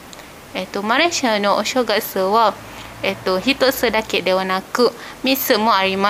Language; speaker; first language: Japanese; non-native, fluent; Malay